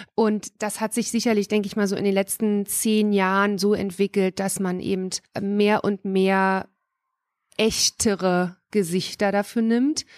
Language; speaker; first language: German; native; German